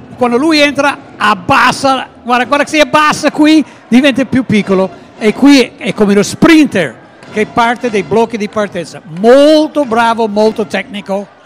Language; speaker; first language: Italian; non-native, fluent; English